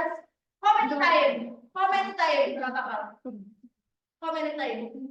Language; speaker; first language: English; non-native, learner; Indonesian